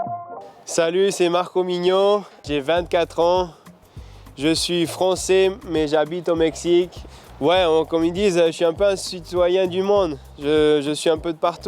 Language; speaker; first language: French; early bilingual, heritage; French